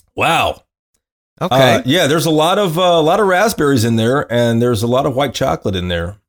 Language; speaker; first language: English; native; English